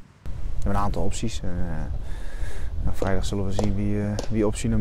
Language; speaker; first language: Dutch; native; Dutch